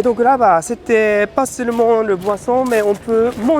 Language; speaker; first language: French; non-native, learner; Japanese